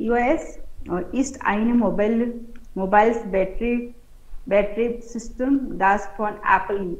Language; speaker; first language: German; non-native, learner; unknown